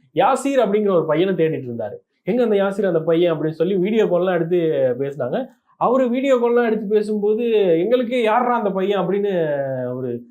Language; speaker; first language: Tamil; native; Tamil